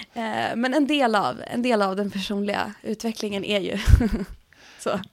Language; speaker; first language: Swedish; native; Swedish